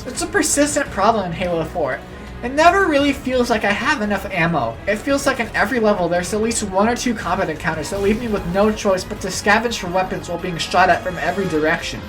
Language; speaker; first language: English; native; English